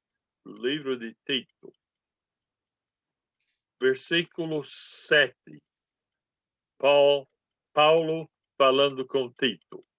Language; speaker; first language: Portuguese; non-native, fluent; English